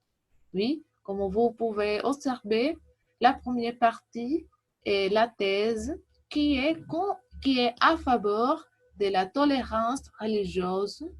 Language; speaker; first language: French; non-native, learner; Portuguese